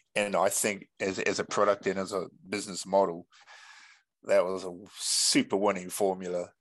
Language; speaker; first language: English; native; English